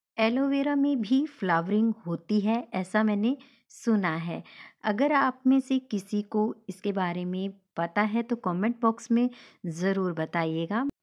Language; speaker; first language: Hindi; native; Hindi